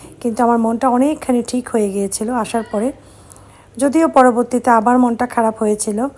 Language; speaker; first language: Bangla; early bilingual, heritage; Bangla